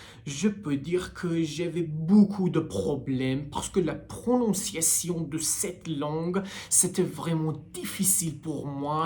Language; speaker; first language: French; non-native, learner; Persian